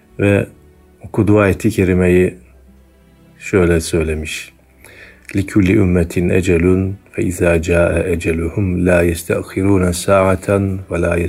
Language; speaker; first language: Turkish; native; Turkish